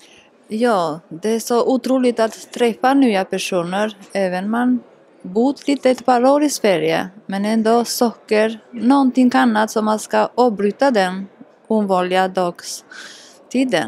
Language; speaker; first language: Swedish; non-native, learner; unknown